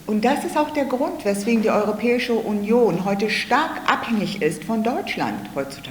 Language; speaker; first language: German; native; German